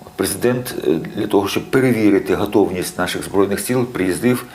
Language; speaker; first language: Ukrainian; native; Ukrainian